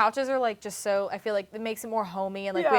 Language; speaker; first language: English; native; English